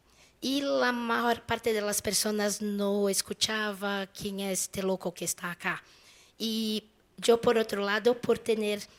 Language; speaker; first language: Spanish; non-native, fluent; Portuguese